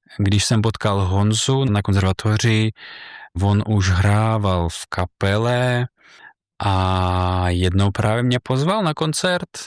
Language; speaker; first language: Czech; non-native, fluent; Russian